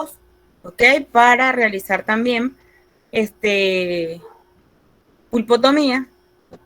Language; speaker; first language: Spanish; native; Spanish